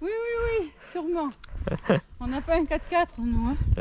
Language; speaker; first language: French; native; French